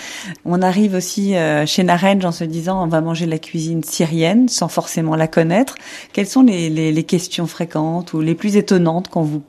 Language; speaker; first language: French; native; French